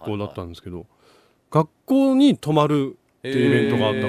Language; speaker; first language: Japanese; native; Japanese